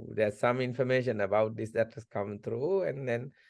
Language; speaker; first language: English; non-native, local second language; Sinhala